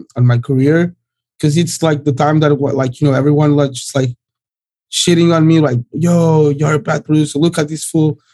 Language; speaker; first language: English; early bilingual, other home language; Portuguese